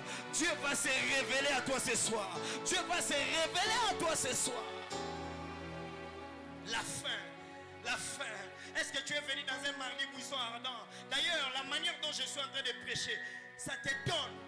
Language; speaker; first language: French; non-native, local second language; Lingala